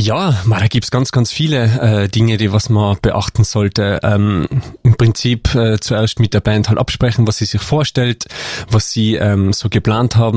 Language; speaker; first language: German; native; German